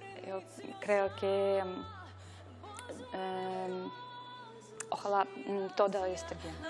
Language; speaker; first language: Spanish; non-native, learner; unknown